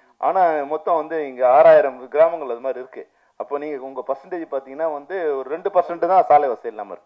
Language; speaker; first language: Tamil; native; Tamil